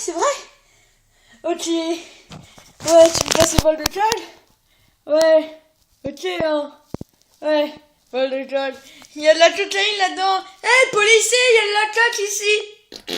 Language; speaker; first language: French; native; French